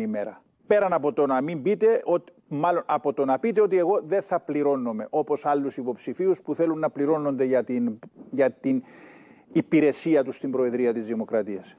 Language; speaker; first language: Greek; native; Greek